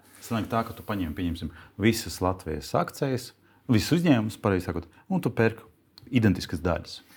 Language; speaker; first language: Latvian; non-native, local second language; Russian